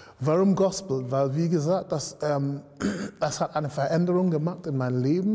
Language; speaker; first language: German; non-native, fluent; English